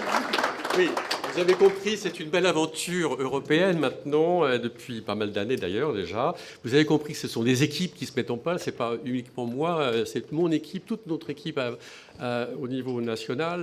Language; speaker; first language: French; native; French